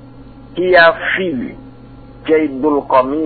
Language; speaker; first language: Arabic; non-native, learner; Indonesian